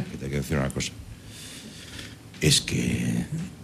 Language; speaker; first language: Spanish; native; Spanish